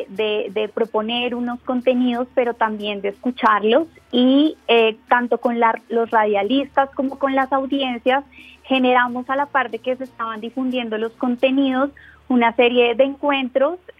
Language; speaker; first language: Spanish; native; Spanish